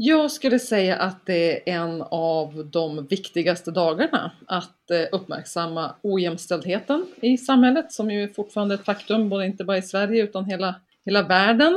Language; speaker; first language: Swedish; native; Swedish